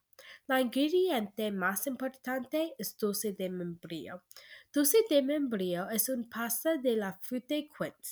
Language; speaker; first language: Spanish; non-native, learner; English